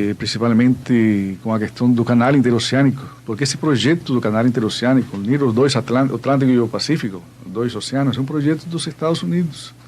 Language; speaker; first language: Portuguese; non-native, fluent; Spanish